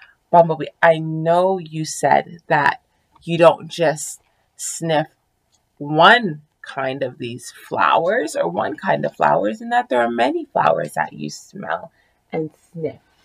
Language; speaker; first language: English; early bilingual, other home language; French